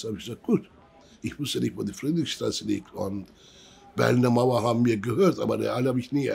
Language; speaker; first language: German; early bilingual, other home language; Turkish